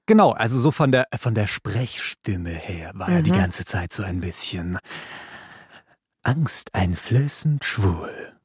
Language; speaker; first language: German; native; German